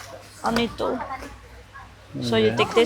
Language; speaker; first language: English; non-native, learner; Indonesian